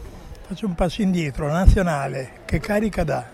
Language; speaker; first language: Italian; native; Italian